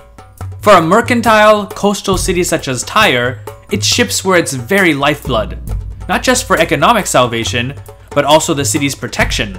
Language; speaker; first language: English; native; English